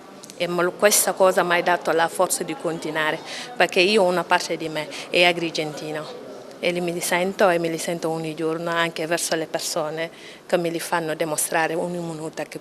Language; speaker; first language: Italian; non-native, learner; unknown